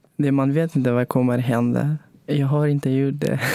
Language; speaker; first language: Swedish; non-native, learner; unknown